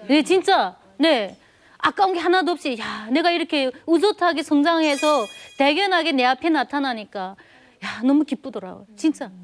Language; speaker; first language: Korean; native; Korean